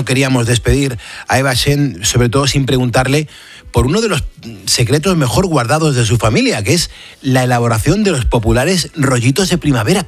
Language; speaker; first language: Spanish; native; Spanish